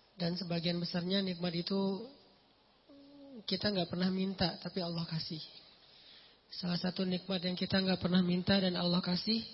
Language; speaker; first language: Indonesian; native; Indonesian